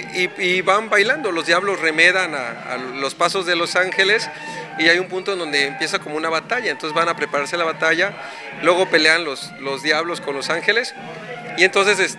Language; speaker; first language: Spanish; native; Spanish